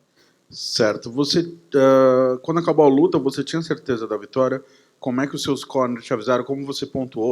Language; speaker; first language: Portuguese; native; Portuguese